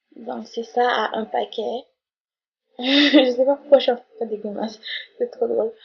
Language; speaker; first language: French; non-native, local second language; Haitian Creole